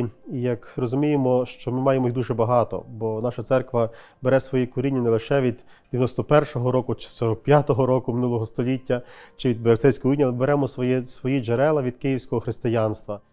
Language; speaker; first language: Ukrainian; native; Ukrainian